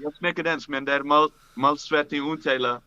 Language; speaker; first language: Danish; non-native, learner; Dutch